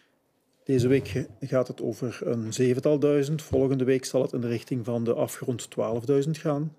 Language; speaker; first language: Dutch; native; Dutch